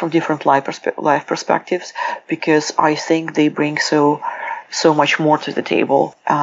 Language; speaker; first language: English; non-native, fluent; Russian